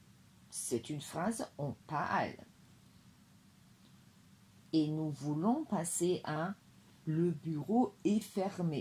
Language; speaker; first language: French; non-native, fluent; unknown